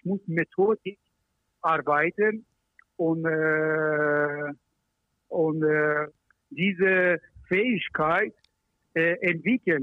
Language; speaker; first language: German; non-native, learner; Persian